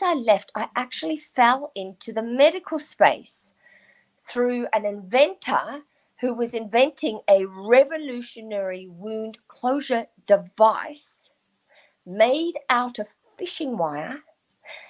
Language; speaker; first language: English; native; English